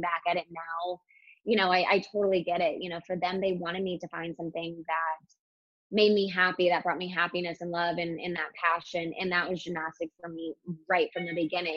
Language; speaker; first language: English; native; English